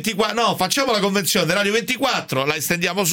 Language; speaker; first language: Italian; native; Italian